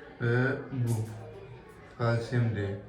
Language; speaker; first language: Turkish; non-native, learner; Urdu